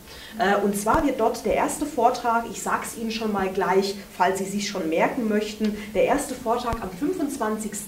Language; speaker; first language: German; native; German